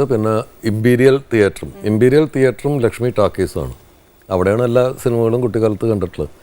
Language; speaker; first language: Malayalam; native; Malayalam